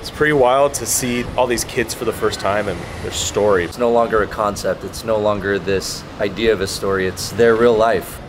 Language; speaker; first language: English; native; English